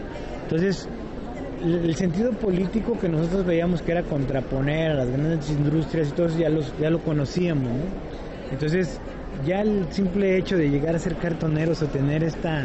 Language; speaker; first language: Spanish; native; Spanish